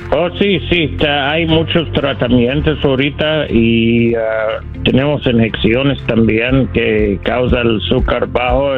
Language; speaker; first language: Spanish; non-native, learner; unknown